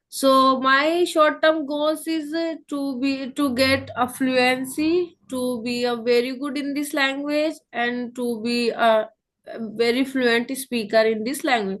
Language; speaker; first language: English; non-native, local second language; Hindi